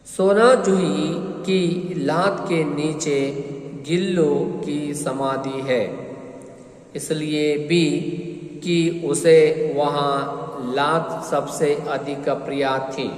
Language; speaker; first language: Hindi; non-native, local second language; Kannada